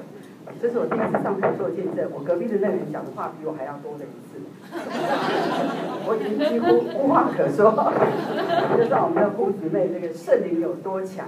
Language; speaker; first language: Chinese; native; Chinese